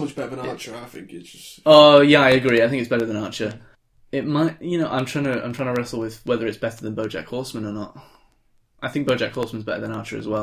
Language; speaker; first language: English; native; English